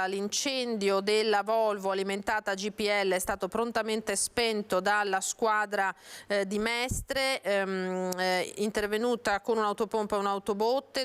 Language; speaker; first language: Italian; native; Italian